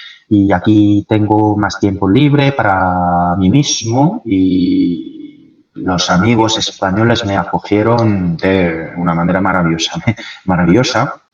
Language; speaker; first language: Spanish; non-native, fluent; Korean